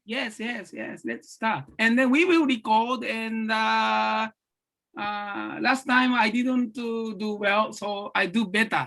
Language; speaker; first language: English; non-native, learner; Japanese